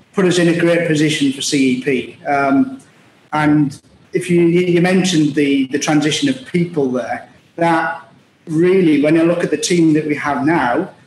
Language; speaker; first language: English; native; English